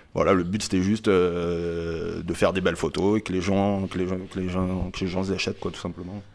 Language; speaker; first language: French; native; French